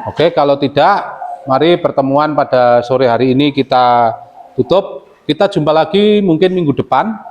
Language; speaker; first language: Indonesian; native; Indonesian